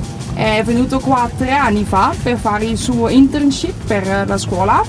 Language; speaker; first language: Italian; non-native, fluent; Dutch